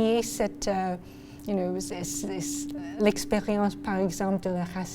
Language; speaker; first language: French; non-native, local second language; English